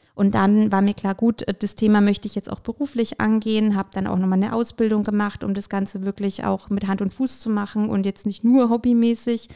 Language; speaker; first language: German; early bilingual, other home language; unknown